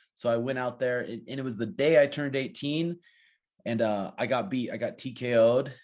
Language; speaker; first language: English; native; English